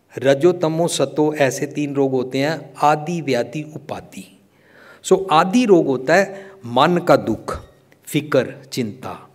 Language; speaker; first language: Hindi; non-native, local second language; Punjabi